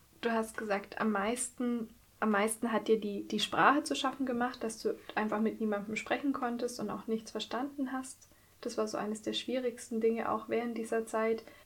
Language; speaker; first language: German; native; German